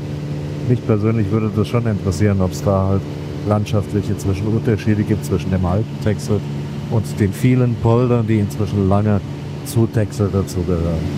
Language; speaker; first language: German; native; German